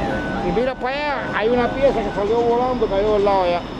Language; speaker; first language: Spanish; native; Spanish